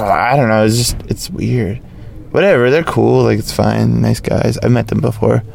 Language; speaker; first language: English; native; English